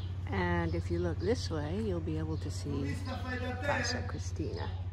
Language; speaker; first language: English; native; English